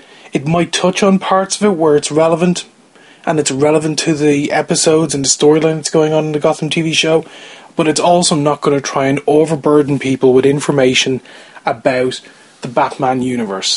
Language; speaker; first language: English; native; English